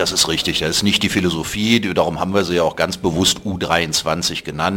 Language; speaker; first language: German; native; German